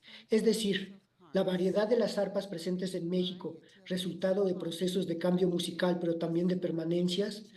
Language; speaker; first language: Spanish; native; Spanish